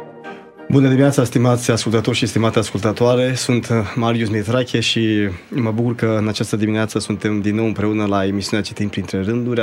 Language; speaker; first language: Romanian; native; Romanian